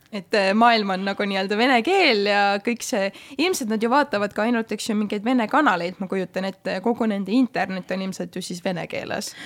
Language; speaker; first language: Estonian; native; Estonian